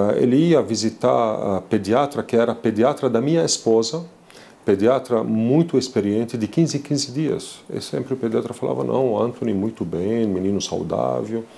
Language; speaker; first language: Portuguese; non-native, fluent; Arabic